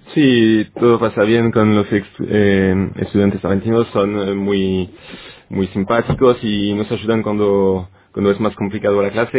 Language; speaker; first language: Spanish; non-native, fluent; French